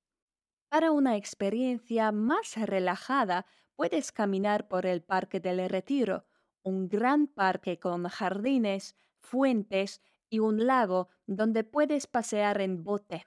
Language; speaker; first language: Spanish; non-native, fluent; Polish